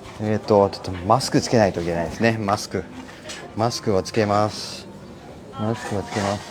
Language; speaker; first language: Japanese; non-native, fluent; Thai